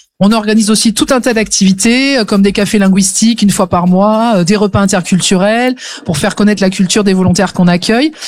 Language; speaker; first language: French; native; French